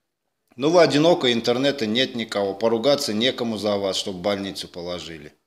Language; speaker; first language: Russian; native; Russian